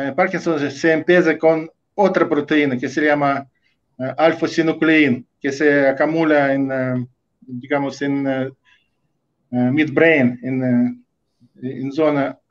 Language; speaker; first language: Spanish; non-native, fluent; Russian